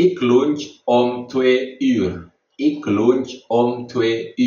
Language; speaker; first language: Dutch; non-native, fluent; Indonesian